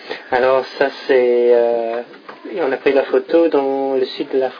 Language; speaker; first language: French; non-native, fluent; English